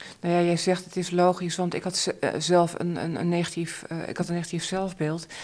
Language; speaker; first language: Dutch; native; Dutch